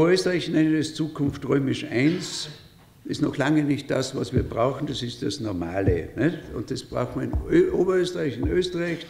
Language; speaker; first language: German; native; German